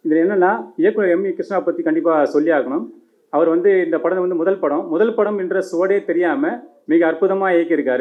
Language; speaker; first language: Tamil; native; Tamil